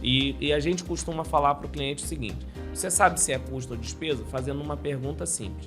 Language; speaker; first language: Portuguese; native; Portuguese